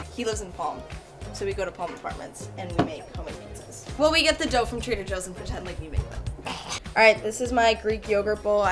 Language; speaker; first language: English; native; English